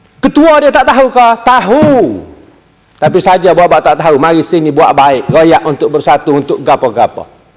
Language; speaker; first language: Malay; native; Malay